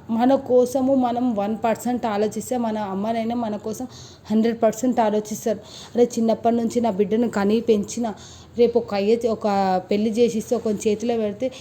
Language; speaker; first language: Telugu; native; Telugu